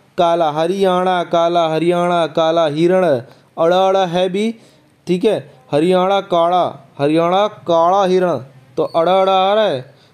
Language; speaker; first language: Hindi; native; Hindi